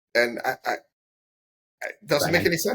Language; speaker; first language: English; native; English